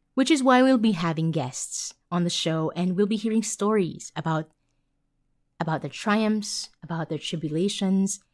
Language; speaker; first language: English; non-native, local second language; Filipino